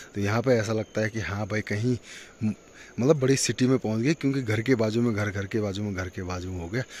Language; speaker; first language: Hindi; native; Hindi